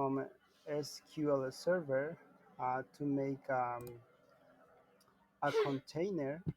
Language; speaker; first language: English; non-native, learner; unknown